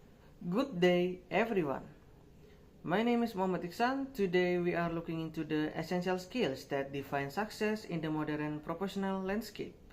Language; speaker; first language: English; non-native, learner; Indonesian